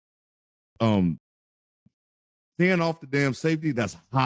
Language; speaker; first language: English; native; English